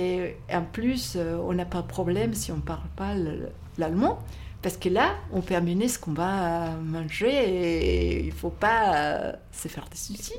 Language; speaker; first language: French; non-native, fluent; Spanish